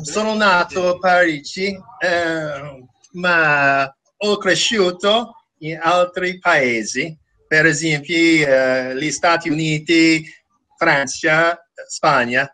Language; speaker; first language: Italian; non-native, fluent; French